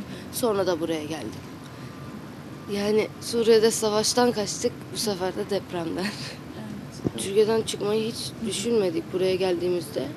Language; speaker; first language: Turkish; early bilingual, other home language; Arabic